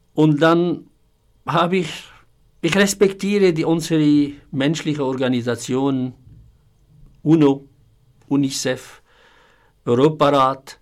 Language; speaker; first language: German; non-native, fluent; Arabic